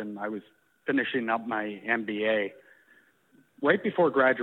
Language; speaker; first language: English; native; English